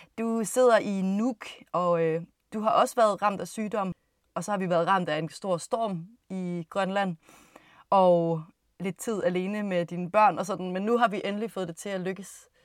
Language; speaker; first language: Danish; native; Danish